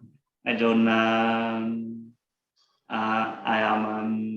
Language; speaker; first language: English; non-native, learner; Vietnamese